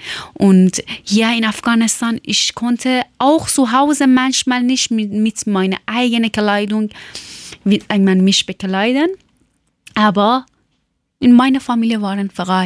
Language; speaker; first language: German; non-native, learner; Persian